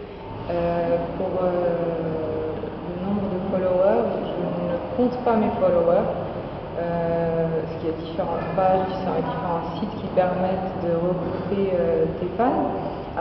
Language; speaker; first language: French; non-native, local second language; Arabic